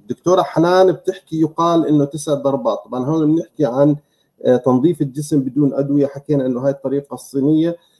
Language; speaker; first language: Arabic; native; Arabic